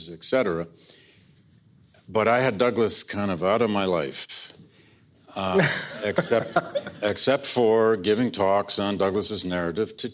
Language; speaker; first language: English; native; English